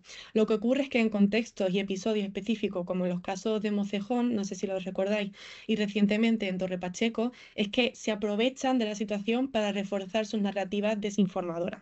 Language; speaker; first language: Spanish; native; Spanish